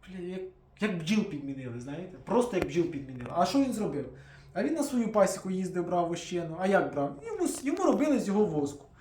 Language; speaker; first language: Ukrainian; native; Ukrainian